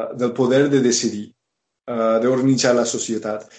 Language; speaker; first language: Catalan; non-native, fluent; English